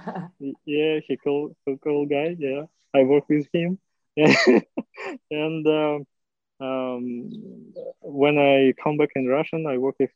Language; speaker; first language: English; non-native, learner; Russian